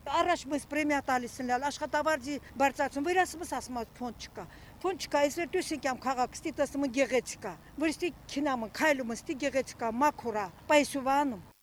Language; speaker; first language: Armenian; native; Armenian